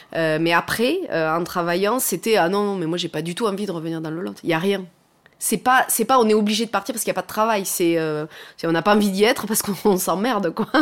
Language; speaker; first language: French; native; French